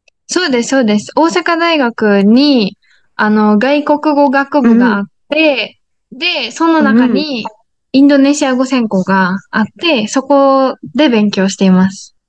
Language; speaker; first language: Japanese; native; Japanese